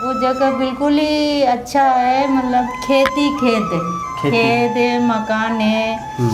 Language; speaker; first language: Hindi; early bilingual, other home language; Nepali